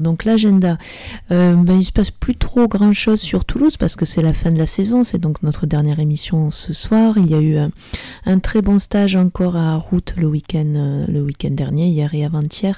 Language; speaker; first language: French; native; French